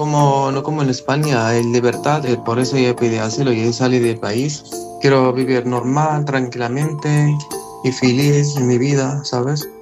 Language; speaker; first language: Spanish; non-native, learner; Arabic